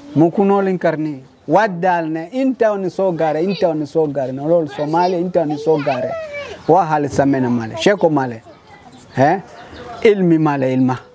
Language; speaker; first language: Somali; non-native, learner; Swahili